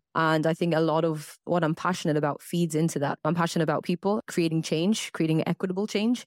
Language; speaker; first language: English; native; English